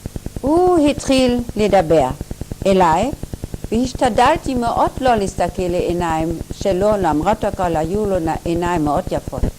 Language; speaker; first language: Hebrew; non-native, fluent; German